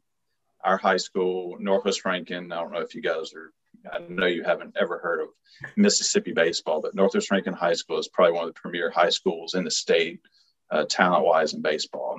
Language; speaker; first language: English; native; English